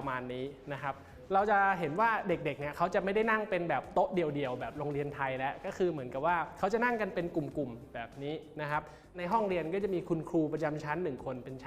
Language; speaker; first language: Thai; native; Thai